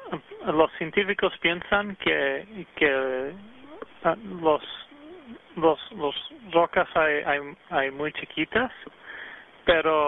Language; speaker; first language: Spanish; early bilingual, heritage; English